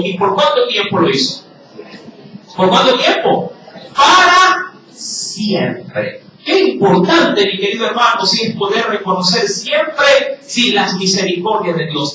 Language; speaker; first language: Spanish; native; Spanish